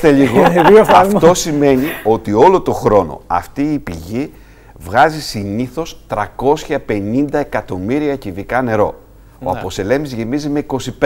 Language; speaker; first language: Greek; native; Greek